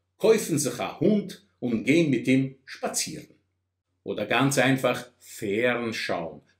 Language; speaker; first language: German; non-native, fluent; Russian